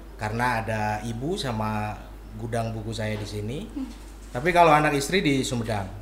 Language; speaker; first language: Indonesian; non-native, local second language; Sundanese